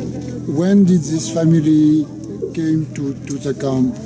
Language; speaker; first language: English; non-native, learner; French